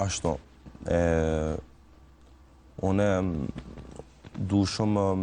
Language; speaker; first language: Albanian; early bilingual, heritage; Albanian